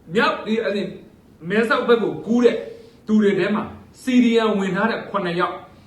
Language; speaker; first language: Burmese; native; Burmese